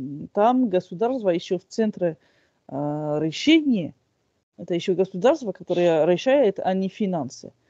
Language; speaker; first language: Russian; non-native, fluent; French